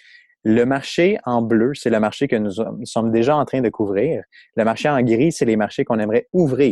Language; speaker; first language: French; native; French